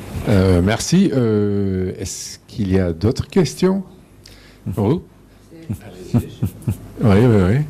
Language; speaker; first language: French; non-native, fluent; Serbian